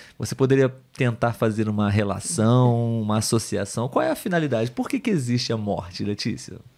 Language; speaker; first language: Portuguese; native; Portuguese